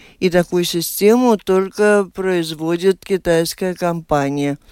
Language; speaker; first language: Russian; native; Russian